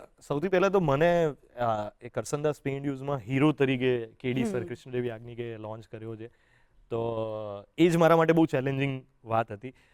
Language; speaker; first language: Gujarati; native; Gujarati